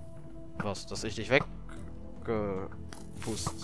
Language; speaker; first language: German; native; German